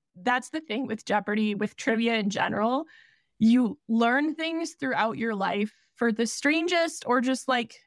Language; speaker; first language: English; native; English